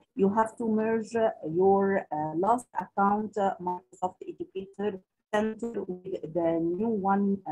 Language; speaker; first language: English; non-native, local second language; Arabic